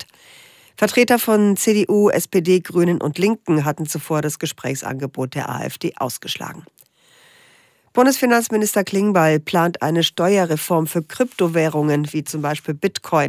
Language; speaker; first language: German; native; German